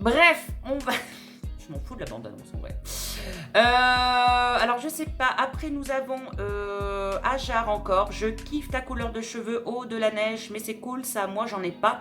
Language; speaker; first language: French; native; French